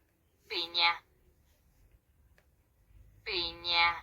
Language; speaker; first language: Spanish; non-native, learner; Haitian Creole